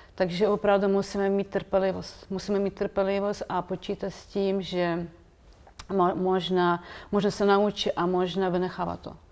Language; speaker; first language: Czech; non-native, fluent; Ukrainian